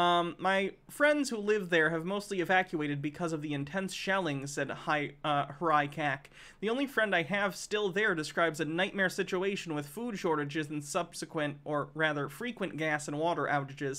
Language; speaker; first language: English; native; English